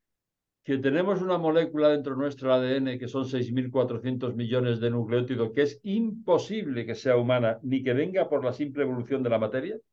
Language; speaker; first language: Spanish; native; Spanish